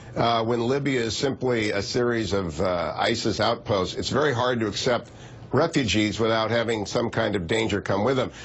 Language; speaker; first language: English; native; English